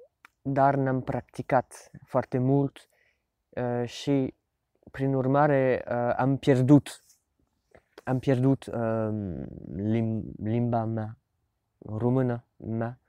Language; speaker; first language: Romanian; non-native, learner; French